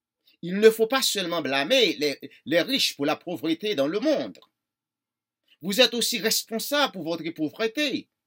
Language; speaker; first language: French; non-native, local second language; Haitian Creole